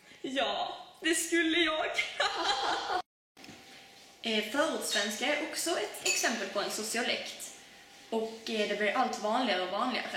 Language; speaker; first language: Swedish; native; Swedish